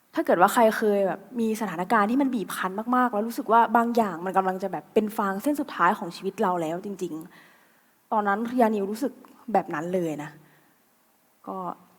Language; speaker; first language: Thai; native; Thai